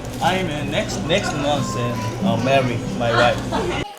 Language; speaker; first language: English; non-native, learner; Korean